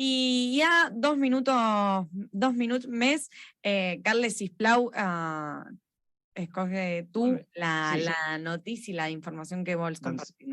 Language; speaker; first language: Catalan; non-native, local second language; Spanish